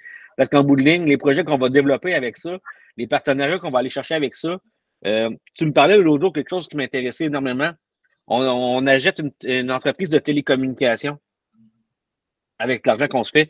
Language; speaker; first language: French; native; French